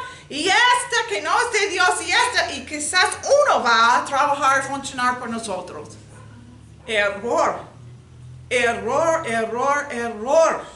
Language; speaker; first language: Spanish; non-native, learner; English